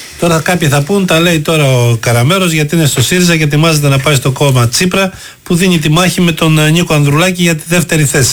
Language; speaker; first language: Greek; native; Greek